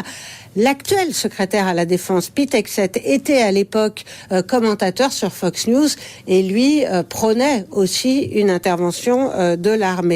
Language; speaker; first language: French; native; French